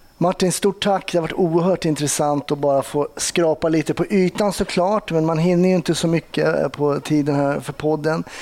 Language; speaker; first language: Swedish; native; Swedish